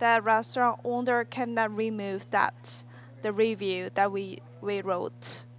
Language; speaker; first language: English; non-native, learner; Korean